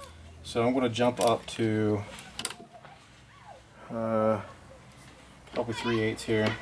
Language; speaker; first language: English; native; English